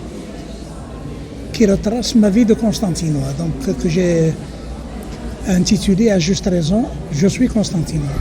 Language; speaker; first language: French; non-native, local second language; Arabic